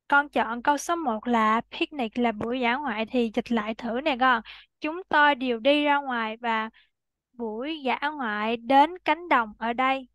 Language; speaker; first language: Vietnamese; native; Vietnamese